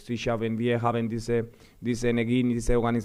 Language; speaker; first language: German; non-native, fluent; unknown